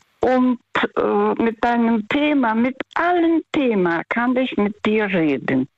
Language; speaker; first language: German; early bilingual, heritage; Russian